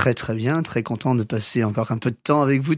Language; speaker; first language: French; native; French